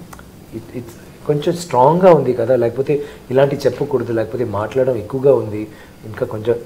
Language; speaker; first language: Telugu; non-native, learner; Tamil